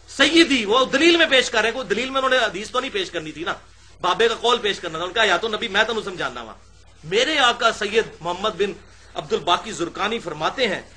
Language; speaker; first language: Urdu; non-native, local second language; Punjabi